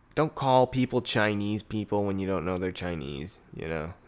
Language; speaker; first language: English; native; English